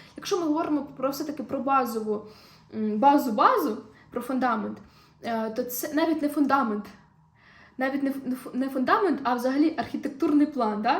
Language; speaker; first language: Ukrainian; non-native, local second language; Russian